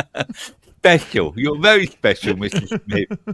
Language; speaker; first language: English; native; English